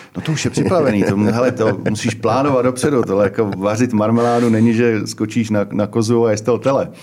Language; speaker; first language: Czech; native; Czech